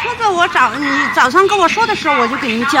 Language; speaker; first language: Chinese; native; Chinese